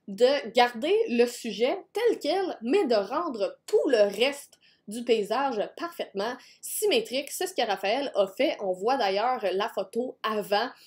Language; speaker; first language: French; native; French